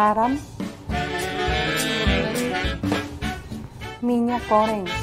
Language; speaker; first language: Indonesian; non-native, fluent; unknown